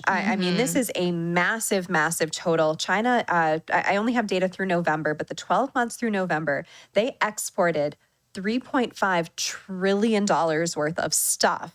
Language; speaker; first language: English; native; English